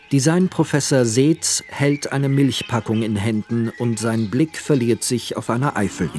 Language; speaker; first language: German; native; German